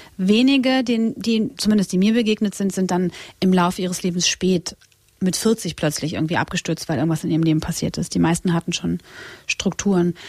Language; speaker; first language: German; early bilingual, other home language; Croatian